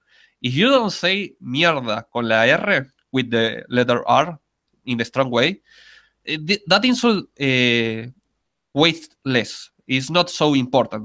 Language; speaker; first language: English; non-native, learner; Spanish